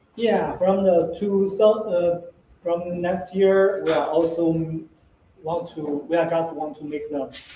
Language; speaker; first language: English; non-native, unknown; Chinese